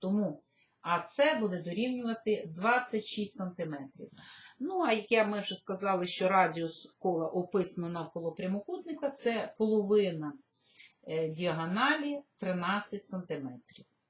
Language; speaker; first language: Ukrainian; native; Ukrainian